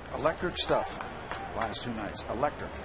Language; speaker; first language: English; native; English